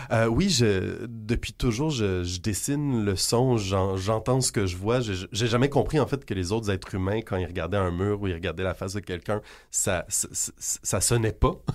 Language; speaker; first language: French; native; French